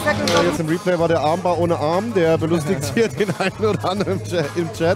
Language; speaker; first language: German; native; German